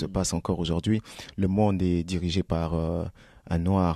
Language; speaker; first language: French; non-native, local second language; Lingala